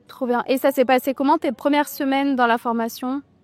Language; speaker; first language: French; native; French